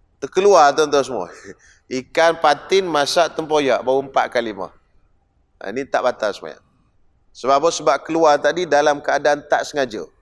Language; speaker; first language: Malay; native; Malay